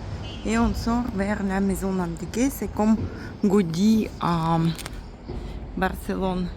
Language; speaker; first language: French; non-native, fluent; Russian